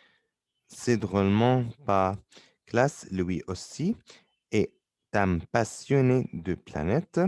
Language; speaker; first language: French; non-native, fluent; Arabic